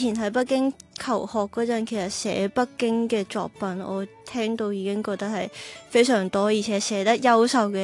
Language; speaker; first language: Cantonese; native; Cantonese